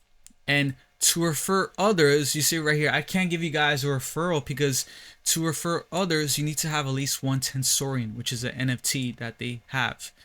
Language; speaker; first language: English; native; English